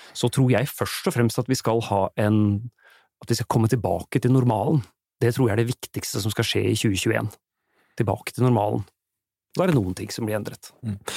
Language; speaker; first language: Norwegian; native; Norwegian